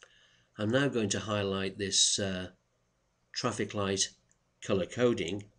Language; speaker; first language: English; native; English